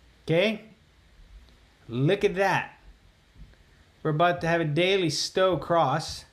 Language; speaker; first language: English; native; English